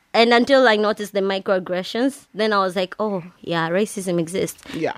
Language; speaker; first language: English; non-native, local second language; Swahili